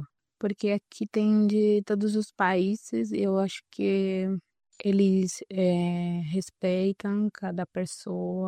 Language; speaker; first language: Portuguese; non-native, fluent; Spanish